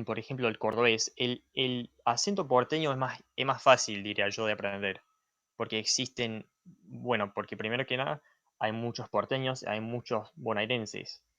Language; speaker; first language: Spanish; non-native, fluent; English